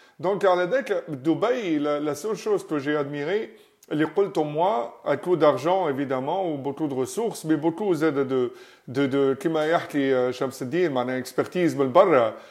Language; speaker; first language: French; non-native, local second language; Arabic